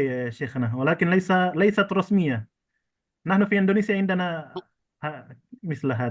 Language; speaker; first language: Arabic; non-native, fluent; Indonesian